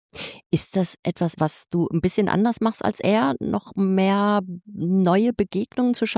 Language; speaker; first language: German; native; German